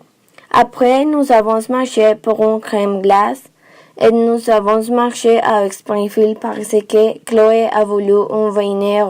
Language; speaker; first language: French; non-native, learner; Spanish